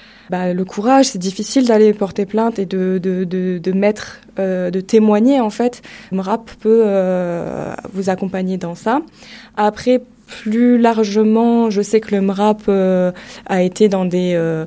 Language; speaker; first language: French; native; French